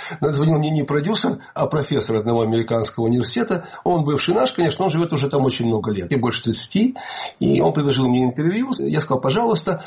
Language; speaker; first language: Russian; native; Russian